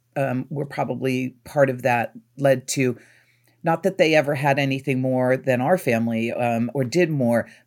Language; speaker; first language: English; native; English